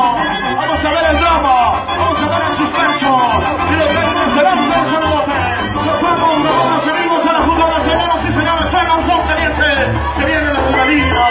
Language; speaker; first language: Spanish; native; Spanish